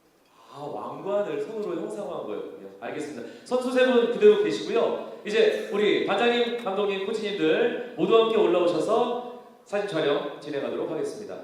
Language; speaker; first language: Korean; native; Korean